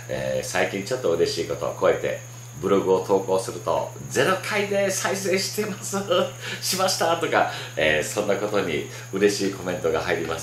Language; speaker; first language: Japanese; native; Japanese